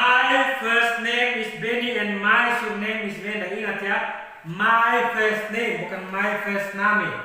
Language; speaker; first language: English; non-native, learner; Indonesian